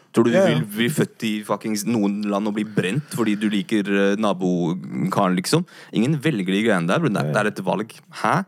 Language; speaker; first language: Norwegian; native; Norwegian